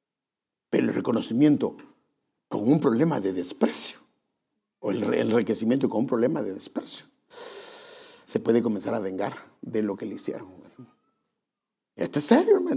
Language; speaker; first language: Spanish; native; Spanish